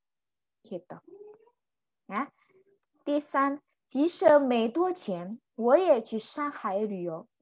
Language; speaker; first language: Chinese; non-native, fluent; Indonesian